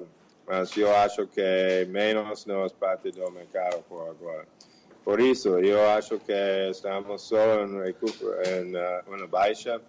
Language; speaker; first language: Portuguese; non-native, fluent; English